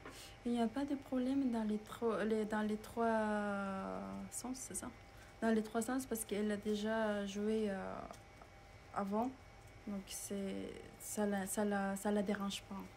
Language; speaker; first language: French; non-native, learner; Spanish